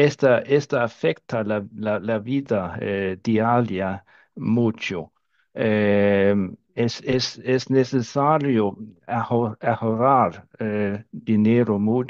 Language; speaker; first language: Spanish; non-native, fluent; Danish